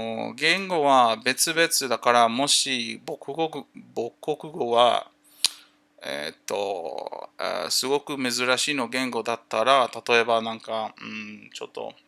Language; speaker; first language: Japanese; non-native, learner; English